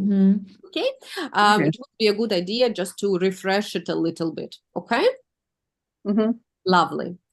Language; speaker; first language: English; non-native, fluent; Russian